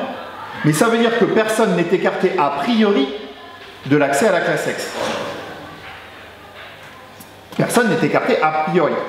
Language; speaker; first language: French; native; French